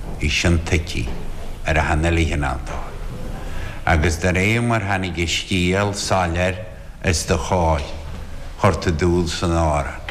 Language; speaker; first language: Irish; native; Irish